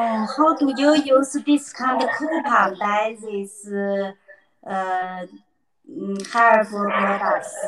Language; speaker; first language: English; non-native, learner; Chinese